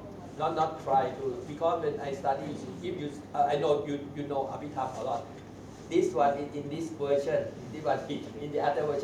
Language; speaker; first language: English; non-native, learner; Thai